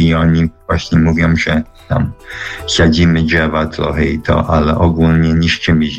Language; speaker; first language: Polish; early bilingual, heritage; Polish